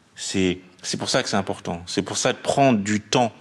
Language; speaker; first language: French; native; French